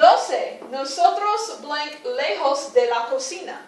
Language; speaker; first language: Spanish; non-native, fluent; English